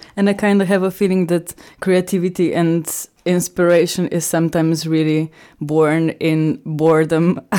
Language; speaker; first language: English; non-native, fluent; Slovenian